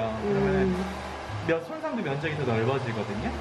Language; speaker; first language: Korean; native; Korean